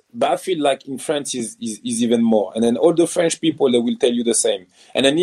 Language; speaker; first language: English; non-native, fluent; French